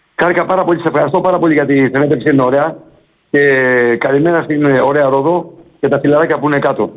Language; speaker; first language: Greek; early bilingual, heritage; Greek